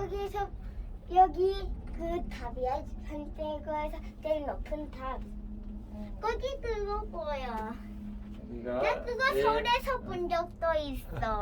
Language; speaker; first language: Korean; early bilingual, heritage; Korean